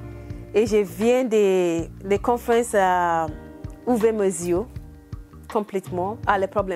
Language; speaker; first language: French; non-native, learner; English